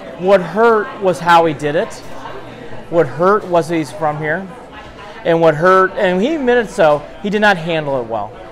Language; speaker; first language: English; native; English